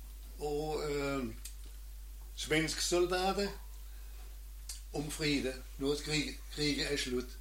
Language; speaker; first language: Danish; non-native, learner; German